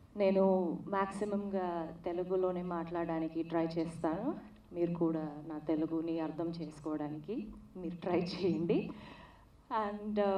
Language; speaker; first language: Telugu; non-native, learner; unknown